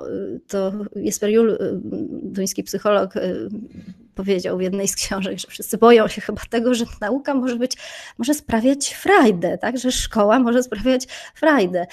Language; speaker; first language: Polish; native; Polish